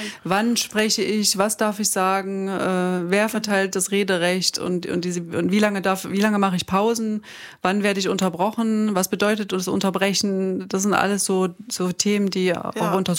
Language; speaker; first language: German; native; German